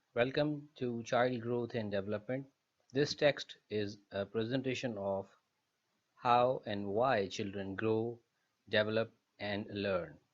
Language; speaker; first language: English; non-native, local second language; Urdu